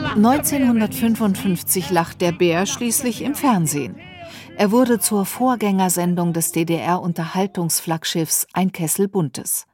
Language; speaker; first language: German; native; German